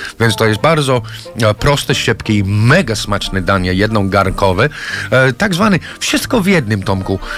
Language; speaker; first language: Polish; non-native, fluent; English